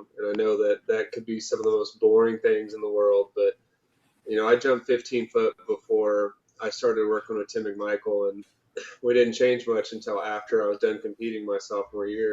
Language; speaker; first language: English; native; English